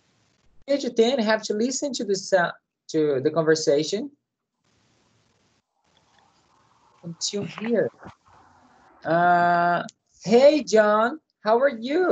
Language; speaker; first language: English; non-native, learner; Portuguese